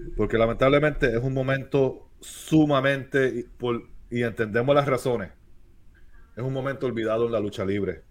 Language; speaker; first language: Spanish; native; Spanish